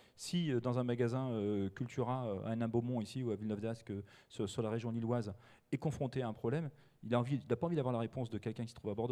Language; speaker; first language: French; native; French